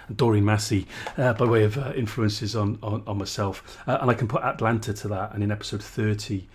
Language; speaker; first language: English; native; English